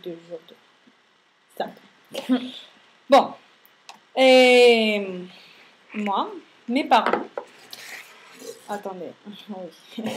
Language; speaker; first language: French; non-native, fluent; Spanish